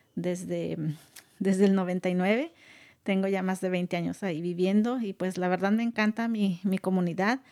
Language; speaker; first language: Spanish; native; Spanish